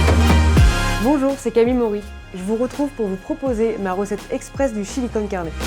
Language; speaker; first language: French; native; French